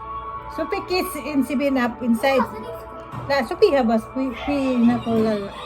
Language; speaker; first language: Arabic; non-native, learner; Filipino